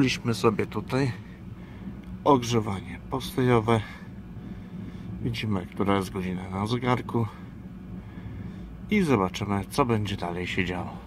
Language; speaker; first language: Polish; native; Polish